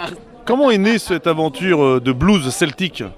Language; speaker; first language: French; native; French